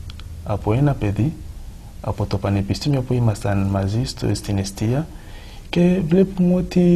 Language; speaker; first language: Greek; non-native, fluent; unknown